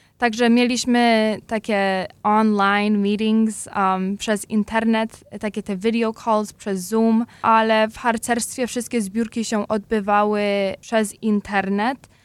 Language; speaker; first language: Polish; early bilingual, heritage; Polish